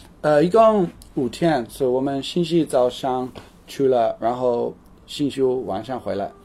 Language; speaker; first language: Chinese; non-native, fluent; English